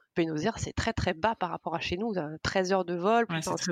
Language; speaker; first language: French; native; French